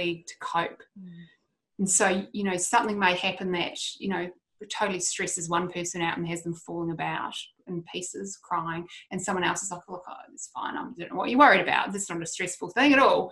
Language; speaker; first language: English; native; English